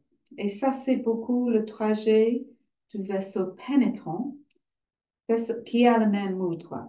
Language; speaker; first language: French; non-native, fluent; English